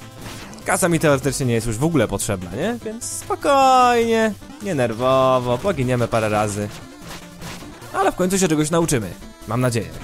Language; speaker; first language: Polish; native; Polish